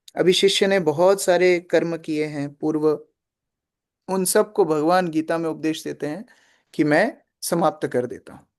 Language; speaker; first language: Hindi; native; Hindi